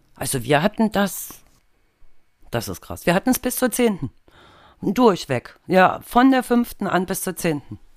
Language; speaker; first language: German; native; German